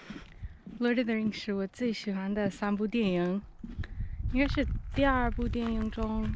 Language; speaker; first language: Chinese; non-native, fluent; English